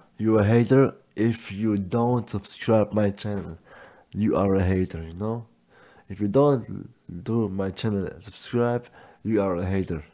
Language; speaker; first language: English; non-native, learner; German